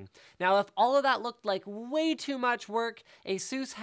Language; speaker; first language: English; native; English